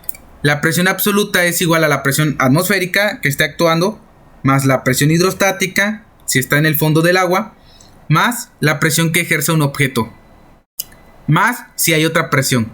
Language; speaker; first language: Spanish; native; Spanish